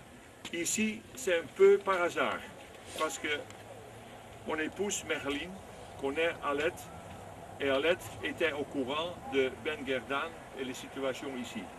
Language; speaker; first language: French; non-native, fluent; Dutch